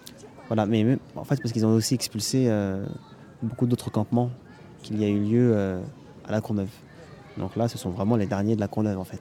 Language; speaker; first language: French; native; French